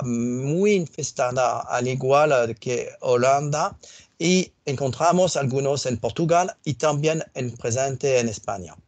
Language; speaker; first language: Spanish; non-native, learner; French